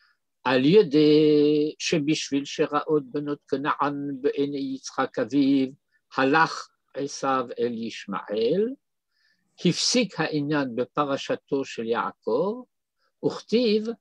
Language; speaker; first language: Hebrew; non-native, fluent; French